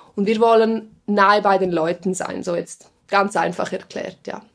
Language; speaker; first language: German; non-native, fluent; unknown